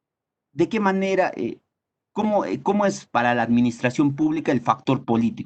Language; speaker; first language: Spanish; native; Spanish